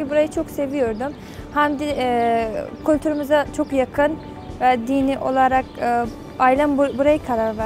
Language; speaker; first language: Turkish; non-native, fluent; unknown